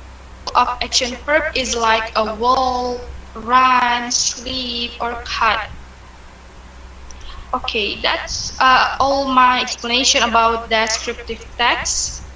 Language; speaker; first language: English; non-native, learner; Indonesian